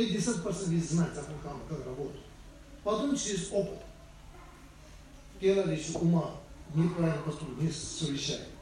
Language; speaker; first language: Russian; non-native, learner; Tibetan